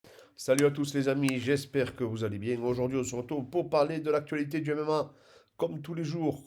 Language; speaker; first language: French; native; French